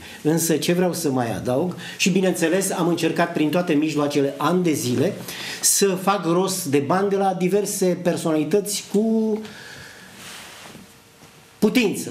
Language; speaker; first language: Romanian; native; Romanian